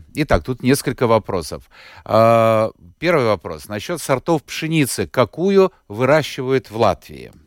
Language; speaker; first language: Russian; native; Russian